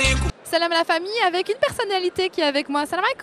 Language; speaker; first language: French; early bilingual, other home language; Arabic